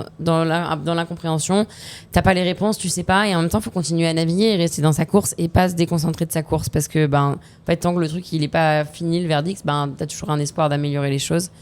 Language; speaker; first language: French; native; French